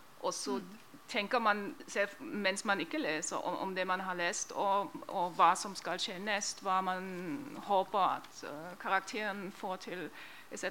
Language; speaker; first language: Norwegian; non-native, fluent; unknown